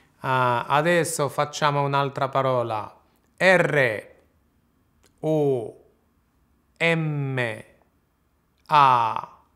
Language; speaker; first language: Italian; non-native, fluent; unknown